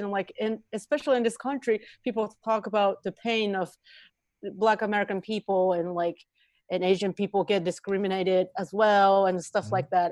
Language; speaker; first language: English; non-native, fluent; Japanese